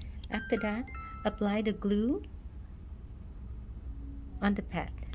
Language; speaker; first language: English; non-native, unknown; Vietnamese